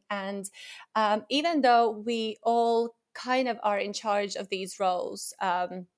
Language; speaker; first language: English; non-native, fluent; Latvian